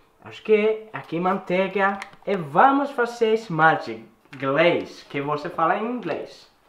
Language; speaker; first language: Portuguese; non-native, fluent; Swedish